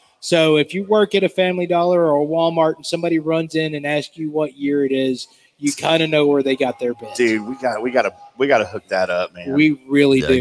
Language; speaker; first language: English; native; English